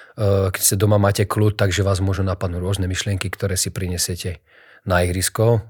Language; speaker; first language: Slovak; native; Slovak